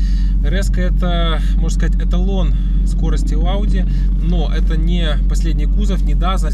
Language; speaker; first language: Russian; native; Russian